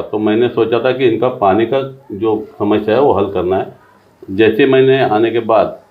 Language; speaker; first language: Hindi; non-native, local second language; Marathi